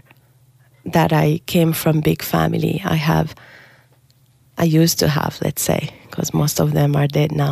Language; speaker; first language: English; non-native, fluent; Arabic